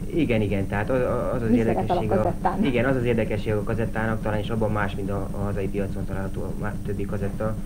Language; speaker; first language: Hungarian; native; Hungarian